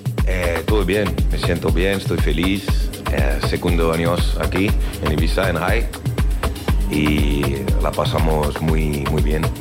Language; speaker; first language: Spanish; non-native, learner; French